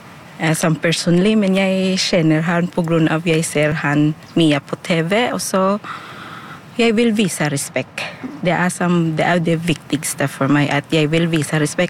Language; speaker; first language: Norwegian; non-native, fluent; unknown